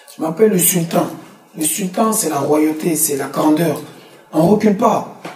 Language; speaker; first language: French; early bilingual, other home language; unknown